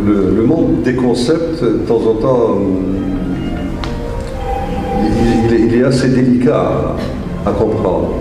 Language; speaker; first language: French; non-native, local second language; Arabic